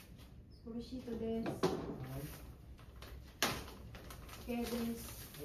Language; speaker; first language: Japanese; non-native, learner; Filipino